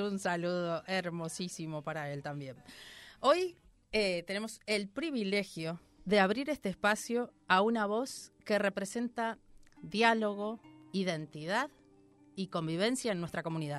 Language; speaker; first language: Spanish; native; Spanish